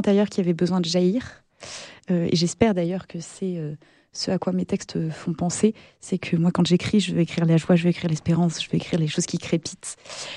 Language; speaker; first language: French; native; French